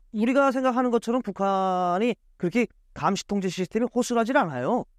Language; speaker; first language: Korean; native; Korean